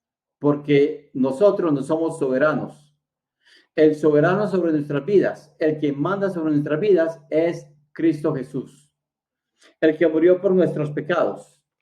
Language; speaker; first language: Spanish; native; Spanish